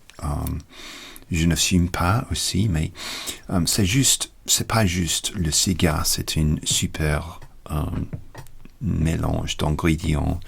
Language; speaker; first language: French; non-native, learner; English